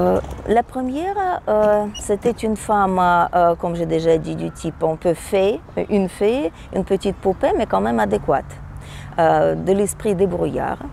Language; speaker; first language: French; non-native, fluent; Russian